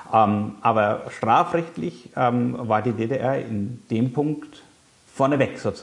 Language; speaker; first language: German; native; German